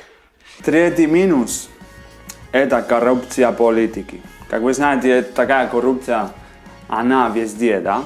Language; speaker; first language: Russian; non-native, fluent; Spanish